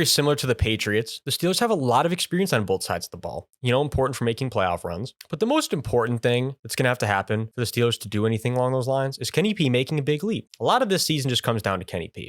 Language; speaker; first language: English; native; English